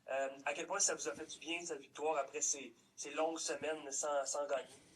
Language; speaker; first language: French; native; French